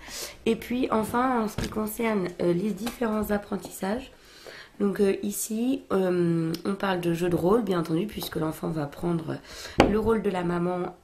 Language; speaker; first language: French; native; French